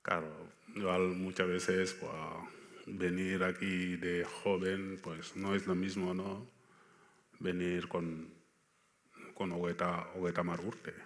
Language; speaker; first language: Spanish; non-native, fluent; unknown